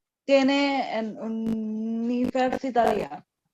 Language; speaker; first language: Spanish; non-native, learner; Indonesian